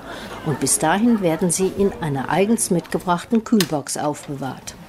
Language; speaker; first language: German; native; German